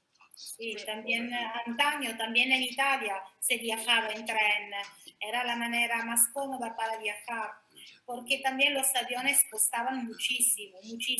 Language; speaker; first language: Spanish; non-native, fluent; Italian